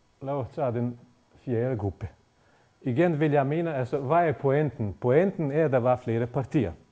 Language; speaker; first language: Danish; non-native, fluent; Bosnian